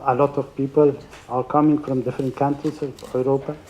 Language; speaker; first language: English; non-native, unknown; Persian